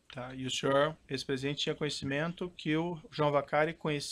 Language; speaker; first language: Portuguese; native; Portuguese